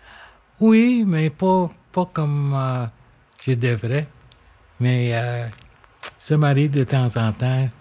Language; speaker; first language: French; non-native, local second language; English